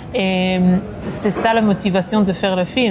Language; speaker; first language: French; non-native, fluent; Hebrew